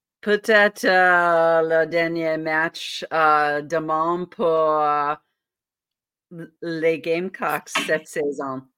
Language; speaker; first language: French; non-native, learner; English